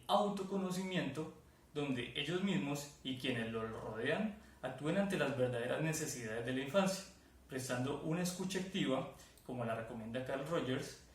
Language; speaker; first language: Spanish; native; Spanish